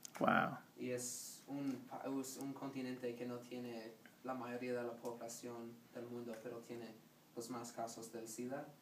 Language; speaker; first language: Spanish; non-native, learner; English